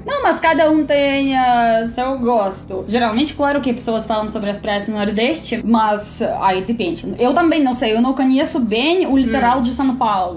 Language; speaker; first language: Portuguese; non-native, fluent; Russian